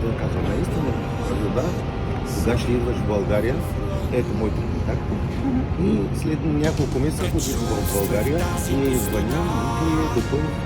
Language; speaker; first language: Bulgarian; non-native, learner; Arabic